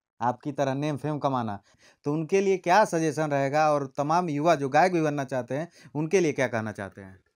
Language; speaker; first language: Hindi; native; Hindi